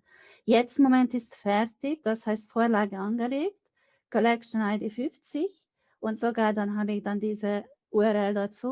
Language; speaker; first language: German; non-native, fluent; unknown